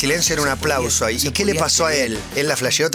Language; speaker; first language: Spanish; native; Spanish